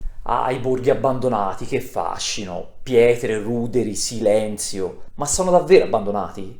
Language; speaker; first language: Italian; native; Italian